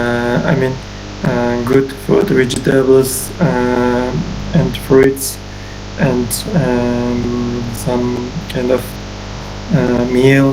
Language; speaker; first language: English; non-native, learner; Uzbek